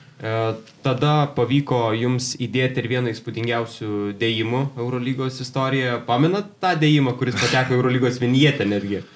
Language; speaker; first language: Lithuanian; native; Lithuanian